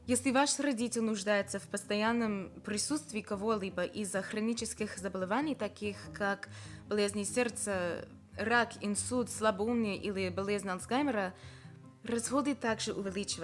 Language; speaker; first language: Russian; non-native, fluent; English